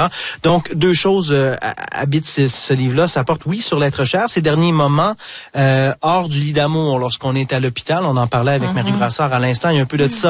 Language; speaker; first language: French; native; French